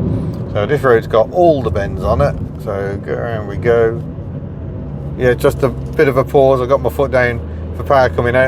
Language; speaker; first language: English; native; English